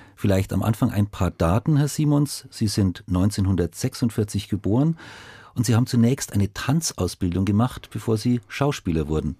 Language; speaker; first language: German; native; German